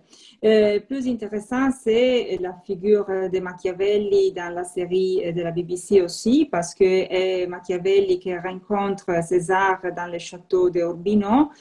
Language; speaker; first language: French; non-native, learner; Italian